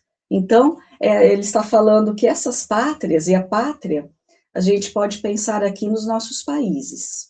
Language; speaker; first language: Portuguese; native; Portuguese